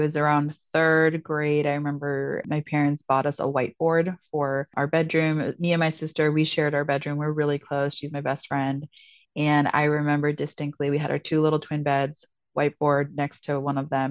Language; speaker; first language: English; native; English